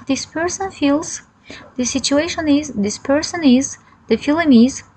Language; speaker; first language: English; non-native, fluent; Azerbaijani